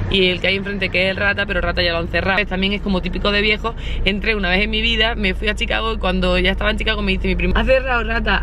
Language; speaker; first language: Spanish; native; Spanish